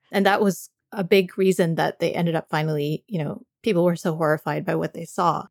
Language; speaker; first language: English; native; English